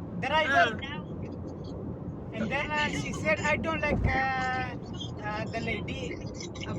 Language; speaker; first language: English; non-native, learner; Hiligaynon